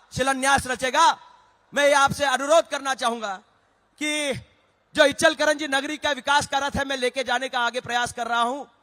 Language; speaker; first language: Hindi; non-native, local second language; Marathi